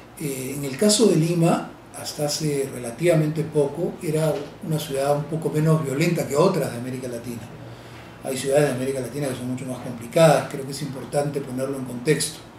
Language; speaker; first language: Spanish; native; Spanish